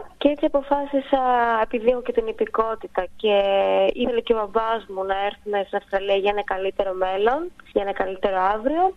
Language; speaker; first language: Greek; native; Greek